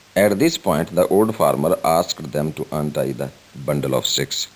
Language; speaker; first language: English; non-native, local second language; Urdu